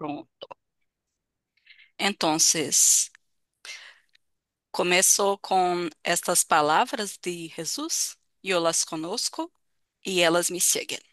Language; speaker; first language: Spanish; non-native, fluent; Portuguese